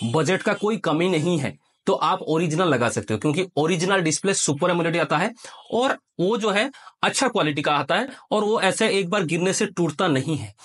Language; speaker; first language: Hindi; non-native, local second language; Odia